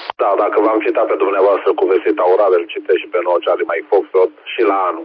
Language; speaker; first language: Romanian; native; Romanian